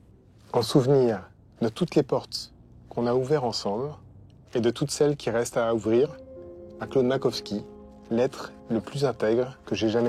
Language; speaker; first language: French; native; French